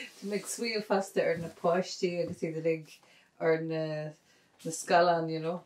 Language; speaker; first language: Irish; non-native, local second language; English